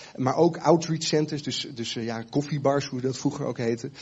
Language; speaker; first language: Dutch; early bilingual, heritage; Dutch